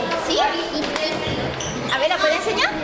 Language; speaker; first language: Spanish; native; Spanish